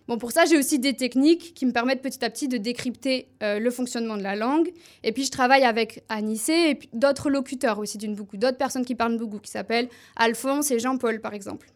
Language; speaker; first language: French; native; French